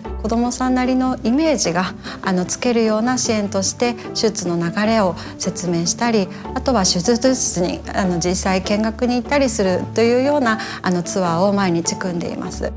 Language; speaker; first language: Japanese; native; Japanese